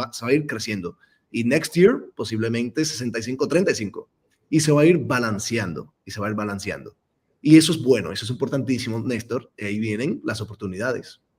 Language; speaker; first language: Spanish; non-native, fluent; English